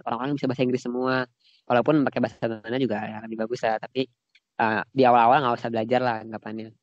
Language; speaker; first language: Indonesian; native; Indonesian